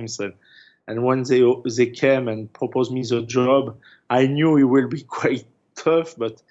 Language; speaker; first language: English; non-native, fluent; French